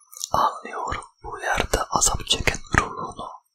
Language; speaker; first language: Turkish; non-native, fluent; English